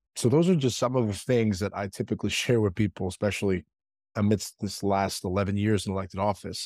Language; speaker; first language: English; early bilingual, other home language; Spanish